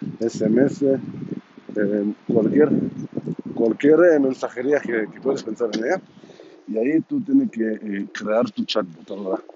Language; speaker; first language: Spanish; non-native, fluent; Hebrew